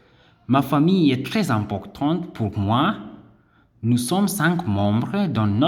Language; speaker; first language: French; non-native, learner; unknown